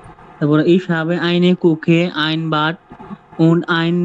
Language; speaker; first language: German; non-native, learner; Bangla